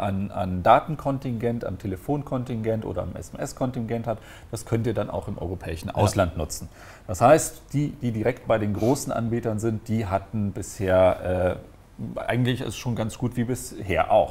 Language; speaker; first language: German; native; German